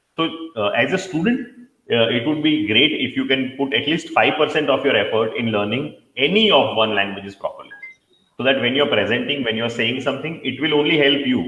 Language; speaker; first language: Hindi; non-native, local second language; Gujarati